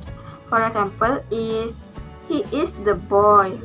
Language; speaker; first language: English; non-native, learner; Indonesian